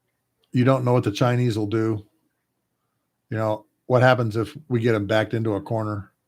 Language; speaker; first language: English; native; English